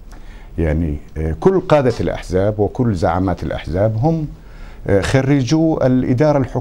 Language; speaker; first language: Arabic; native; Arabic